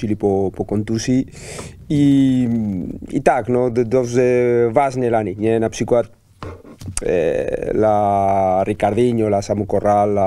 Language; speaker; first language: Polish; non-native, learner; Spanish